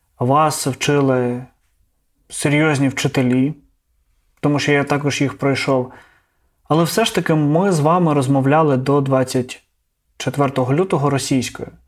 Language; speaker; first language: Ukrainian; non-native, local second language; Russian